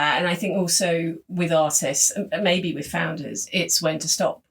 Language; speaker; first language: English; native; English